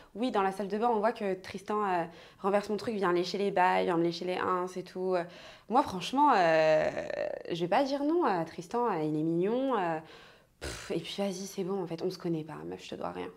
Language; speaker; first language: French; native; French